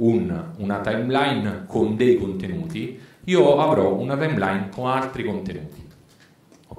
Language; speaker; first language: Italian; native; Italian